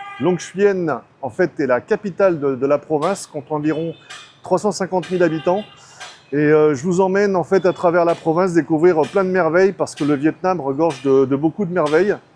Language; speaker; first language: French; native; French